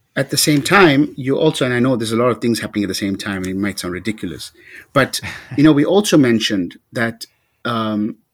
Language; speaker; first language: English; native; English